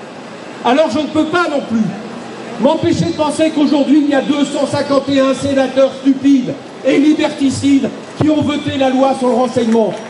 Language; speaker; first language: French; native; French